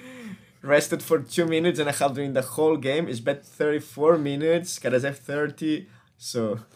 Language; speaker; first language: English; non-native, fluent; Spanish